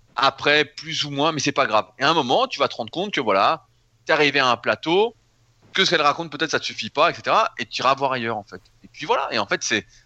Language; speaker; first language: French; native; French